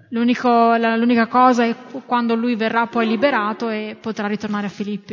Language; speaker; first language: Italian; native; Italian